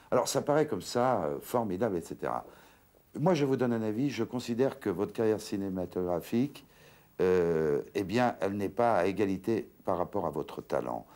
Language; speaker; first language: French; native; French